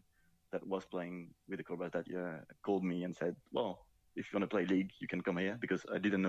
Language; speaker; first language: English; non-native, fluent; French